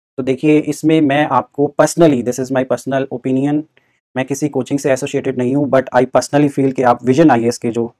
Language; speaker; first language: Hindi; native; Hindi